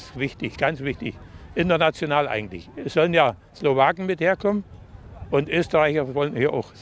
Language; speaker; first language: German; native; German